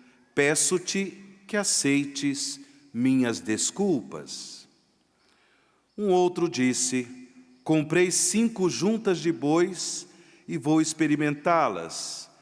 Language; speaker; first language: Portuguese; native; Portuguese